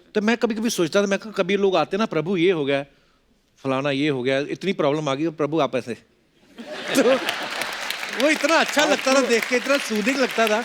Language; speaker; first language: Hindi; non-native, local second language; Punjabi